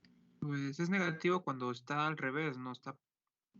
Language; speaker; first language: Spanish; native; Spanish